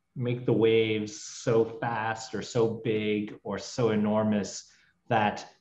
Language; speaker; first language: English; native; English